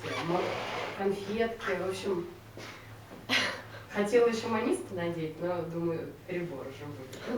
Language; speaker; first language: Russian; native; Russian